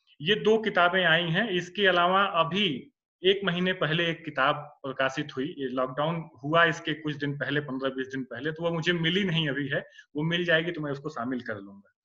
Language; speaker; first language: Hindi; native; Hindi